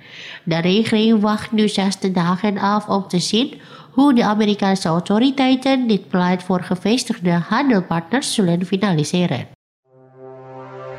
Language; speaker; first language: Dutch; non-native, fluent; Indonesian